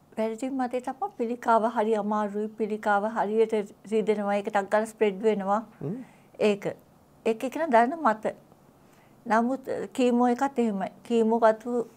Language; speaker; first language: Sinhala; native; Sinhala